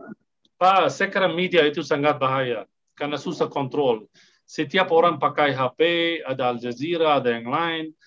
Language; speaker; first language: Indonesian; non-native, fluent; Arabic